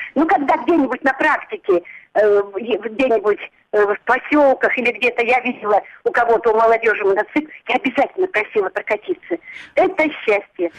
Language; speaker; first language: Russian; native; Russian